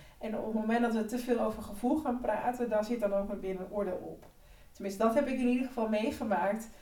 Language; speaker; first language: Dutch; early bilingual, other home language; Spanish